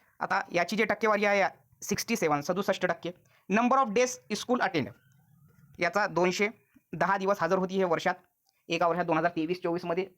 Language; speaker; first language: Marathi; non-native, local second language; Urdu